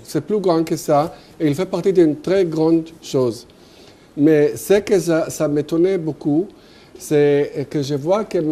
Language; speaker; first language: French; non-native, fluent; Hebrew